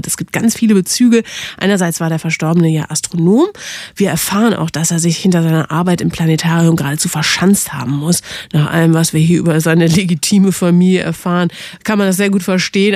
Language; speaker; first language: German; native; German